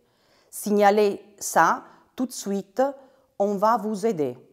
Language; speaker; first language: French; non-native, fluent; Italian